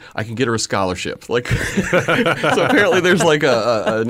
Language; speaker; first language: English; native; English